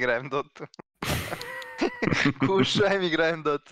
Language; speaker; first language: Russian; non-native, learner; Serbian